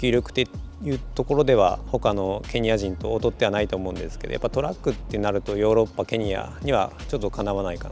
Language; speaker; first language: Japanese; native; Japanese